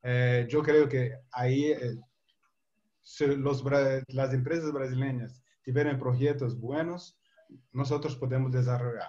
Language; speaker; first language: Spanish; non-native, fluent; Portuguese